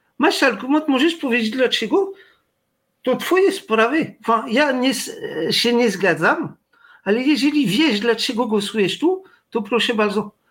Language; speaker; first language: Polish; non-native, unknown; French